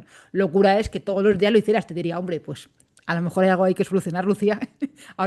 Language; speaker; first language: Spanish; native; Spanish